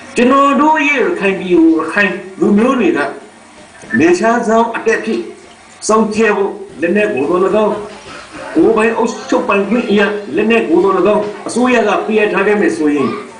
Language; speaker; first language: Burmese; native; Burmese